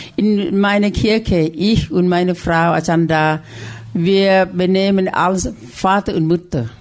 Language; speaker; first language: German; non-native, learner; Thai